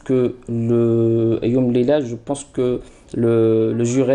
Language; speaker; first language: French; non-native, local second language; Arabic